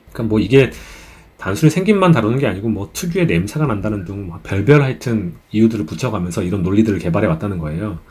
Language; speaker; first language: Korean; native; Korean